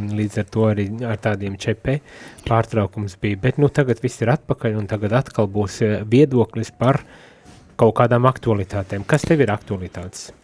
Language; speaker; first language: Latvian; native; Latvian